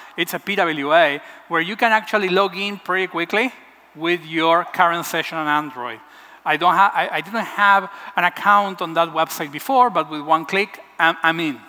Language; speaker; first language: English; non-native, fluent; Spanish